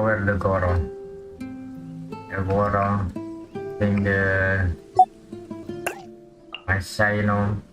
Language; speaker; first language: English; non-native, learner; Indonesian